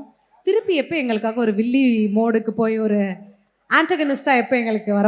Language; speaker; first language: Tamil; native; Tamil